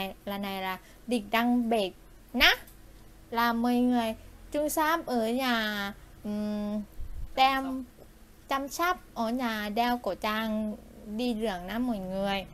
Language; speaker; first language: Vietnamese; non-native, learner; Thai